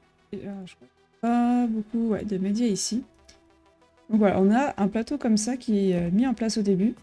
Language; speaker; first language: French; native; French